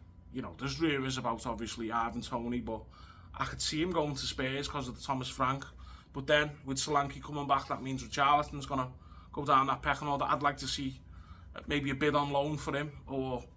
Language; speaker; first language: English; native; English